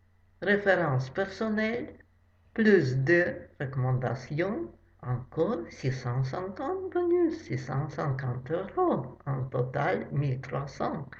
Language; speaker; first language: French; non-native, fluent; Russian